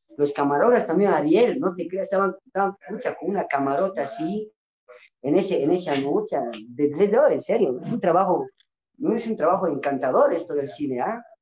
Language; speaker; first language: Spanish; non-native, local second language; Quechua